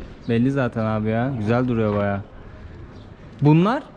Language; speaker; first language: Turkish; native; Turkish